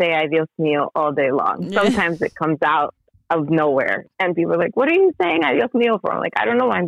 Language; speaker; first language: English; native; English